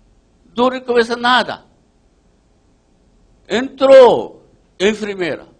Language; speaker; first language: Portuguese; non-native, learner; Japanese